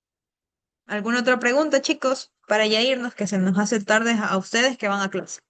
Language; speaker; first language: Spanish; native; Spanish